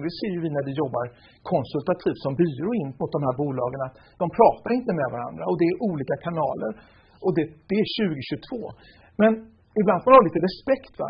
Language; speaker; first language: Swedish; native; Swedish